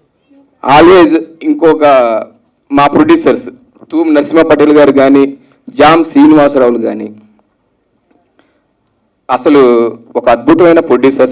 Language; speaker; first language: Telugu; native; Telugu